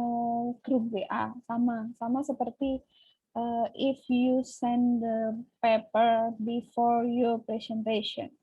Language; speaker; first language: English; non-native, learner; Indonesian